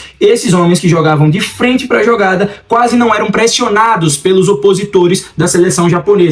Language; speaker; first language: Portuguese; native; Portuguese